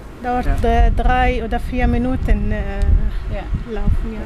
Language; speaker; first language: German; non-native, learner; Arabic